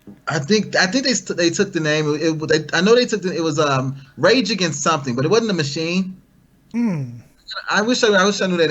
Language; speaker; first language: English; native; English